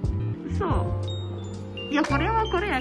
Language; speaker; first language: Japanese; non-native, learner; Indonesian